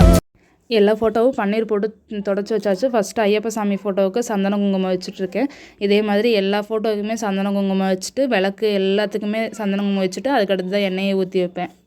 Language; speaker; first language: Tamil; native; Tamil